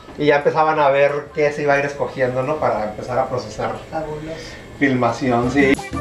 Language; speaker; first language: Spanish; native; Spanish